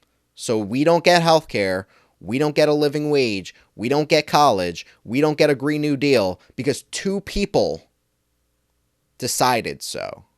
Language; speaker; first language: English; native; English